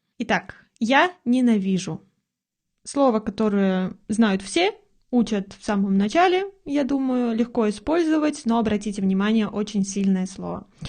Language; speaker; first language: Russian; native; Russian